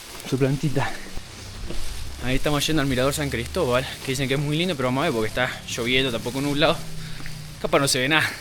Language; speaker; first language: Spanish; native; Spanish